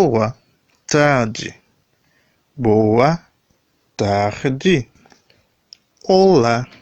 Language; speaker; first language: Portuguese; non-native, learner; Haitian Creole